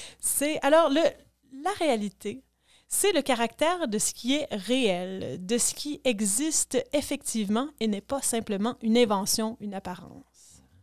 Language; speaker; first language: French; native; French